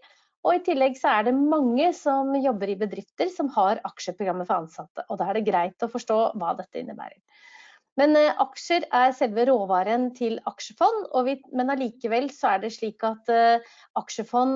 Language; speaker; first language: Norwegian; native; Norwegian